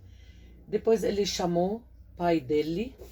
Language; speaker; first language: Portuguese; non-native, fluent; Arabic